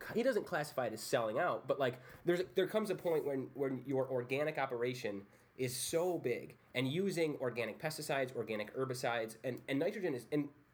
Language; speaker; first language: English; native; English